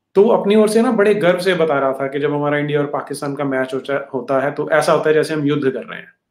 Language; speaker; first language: Hindi; native; Hindi